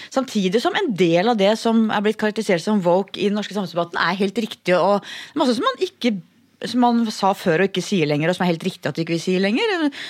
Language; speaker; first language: Norwegian; native; Norwegian